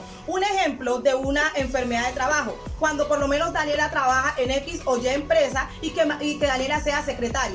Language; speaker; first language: Spanish; native; Spanish